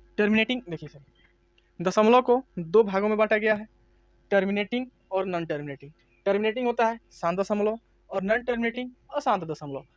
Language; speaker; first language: Hindi; native; Hindi